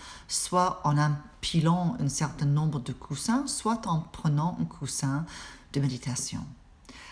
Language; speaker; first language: French; non-native, fluent; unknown